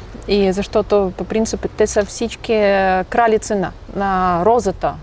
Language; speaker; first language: Bulgarian; non-native, fluent; Russian